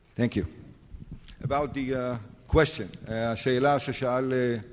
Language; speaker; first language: English; non-native, fluent; Hebrew